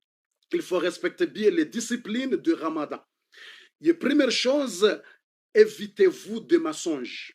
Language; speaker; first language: French; non-native, learner; Comorian